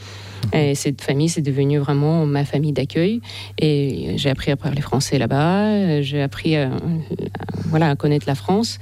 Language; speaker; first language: French; non-native, fluent; Russian